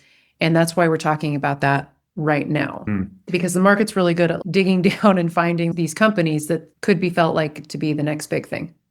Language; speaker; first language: English; native; English